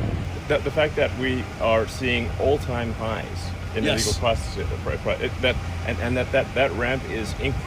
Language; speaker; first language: English; native; English